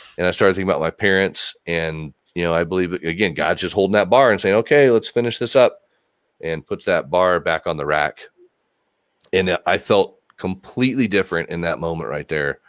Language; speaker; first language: English; native; English